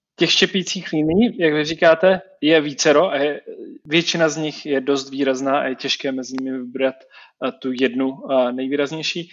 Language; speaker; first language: Czech; native; Czech